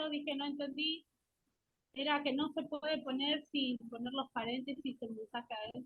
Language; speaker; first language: Spanish; native; Spanish